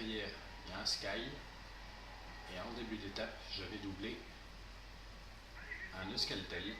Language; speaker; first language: French; native; French